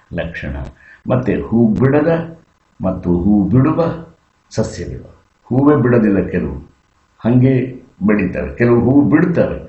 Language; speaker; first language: Kannada; native; Kannada